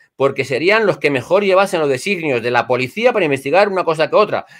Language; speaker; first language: Spanish; native; Spanish